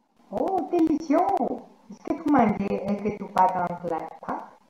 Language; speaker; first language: French; non-native, learner; Spanish